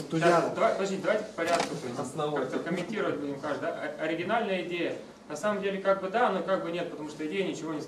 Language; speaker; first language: Russian; native; Russian